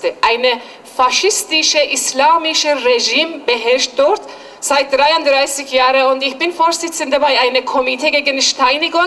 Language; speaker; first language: German; non-native, fluent; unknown